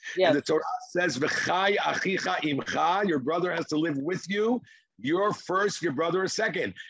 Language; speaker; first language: English; non-native, fluent; Hebrew